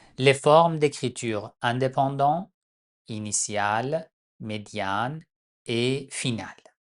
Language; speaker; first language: French; non-native, fluent; Persian